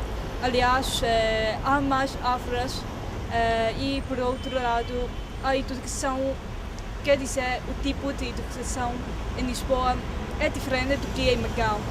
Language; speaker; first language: Portuguese; non-native, fluent; Chinese